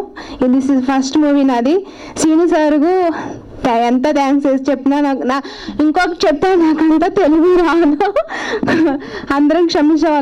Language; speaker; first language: Telugu; non-native, learner; Kannada